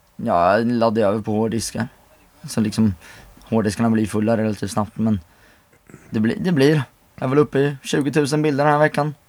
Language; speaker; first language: Swedish; native; Swedish